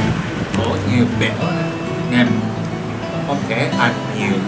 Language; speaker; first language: Vietnamese; non-native, learner; Japanese